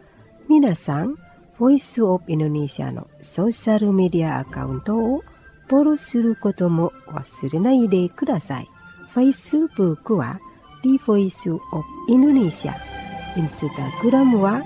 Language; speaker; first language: Japanese; non-native, fluent; Indonesian